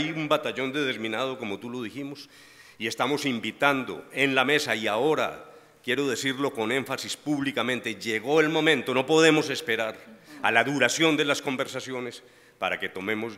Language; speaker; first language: Spanish; native; Spanish